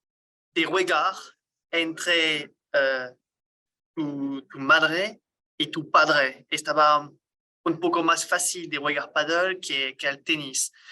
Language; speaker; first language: Spanish; non-native, learner; French